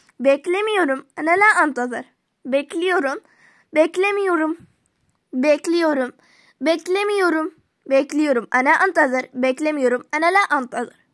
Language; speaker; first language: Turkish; non-native, fluent; Arabic